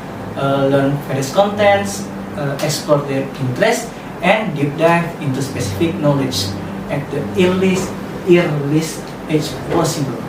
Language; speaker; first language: English; non-native, learner; Indonesian